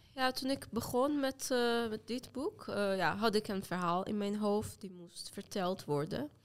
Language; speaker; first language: Dutch; non-native, fluent; Azerbaijani